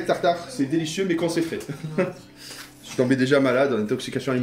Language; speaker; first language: French; native; French